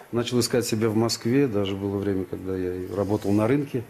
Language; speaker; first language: Russian; native; Russian